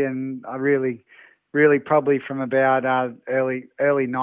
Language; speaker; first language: English; native; English